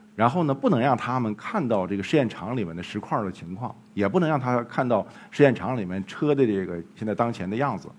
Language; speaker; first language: Chinese; native; Chinese